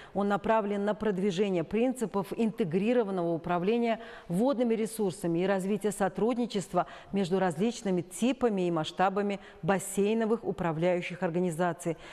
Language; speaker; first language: Russian; non-native, local second language; Tajik